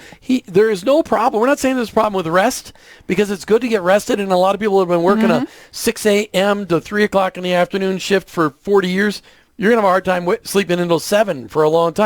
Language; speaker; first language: English; native; English